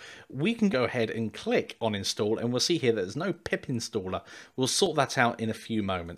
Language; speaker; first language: English; native; English